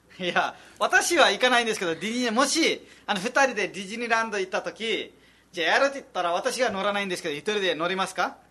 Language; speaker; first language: Japanese; non-native, fluent; Nepali